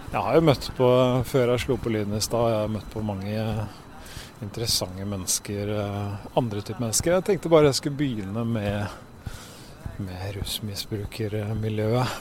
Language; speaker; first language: Norwegian; native; Norwegian